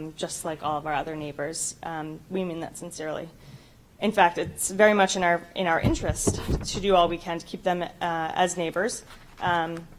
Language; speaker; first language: English; native; English